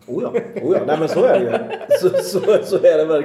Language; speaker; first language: Swedish; native; Swedish